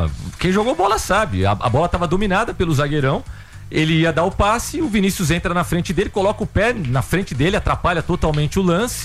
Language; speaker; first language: Portuguese; native; Portuguese